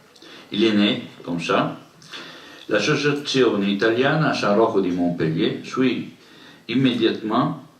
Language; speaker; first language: French; non-native, learner; Italian